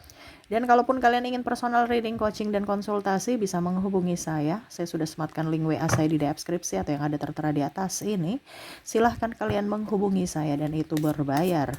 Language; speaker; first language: Indonesian; native; Indonesian